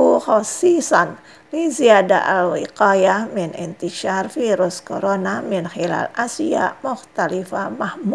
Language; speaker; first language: Arabic; non-native, learner; Indonesian